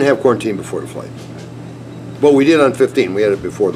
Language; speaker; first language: English; native; English